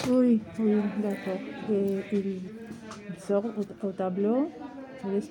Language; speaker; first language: French; non-native, learner; Spanish